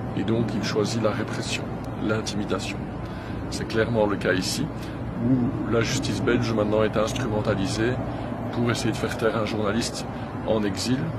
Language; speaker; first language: French; native; French